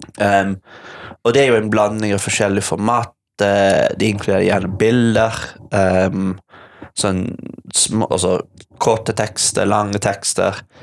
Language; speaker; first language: Norwegian; non-native, fluent; English